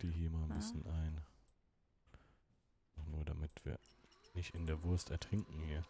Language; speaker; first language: German; native; German